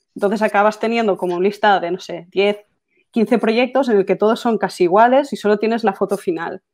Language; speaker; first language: Spanish; native; Spanish